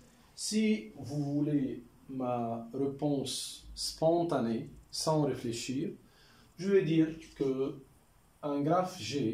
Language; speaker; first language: French; non-native, local second language; Arabic